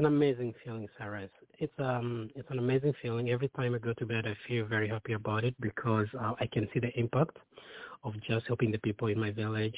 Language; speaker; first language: English; non-native, local second language; Kikuyu